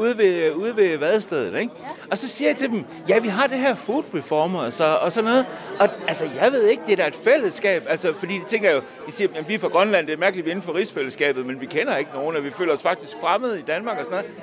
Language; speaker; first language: Danish; native; Danish